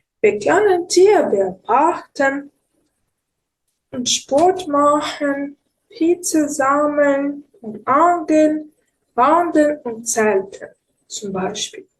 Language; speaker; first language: German; non-native, learner; Ukrainian